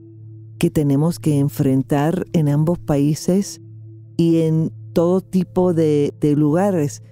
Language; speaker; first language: Spanish; non-native, fluent; English